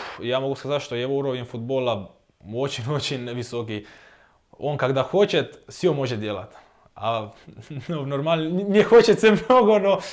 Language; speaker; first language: Russian; non-native, learner; Croatian